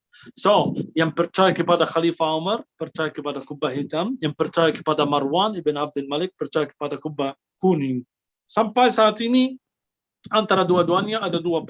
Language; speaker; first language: Indonesian; non-native, fluent; Arabic